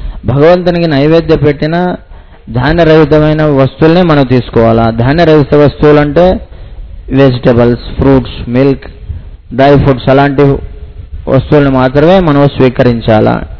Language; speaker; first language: Telugu; non-native, fluent; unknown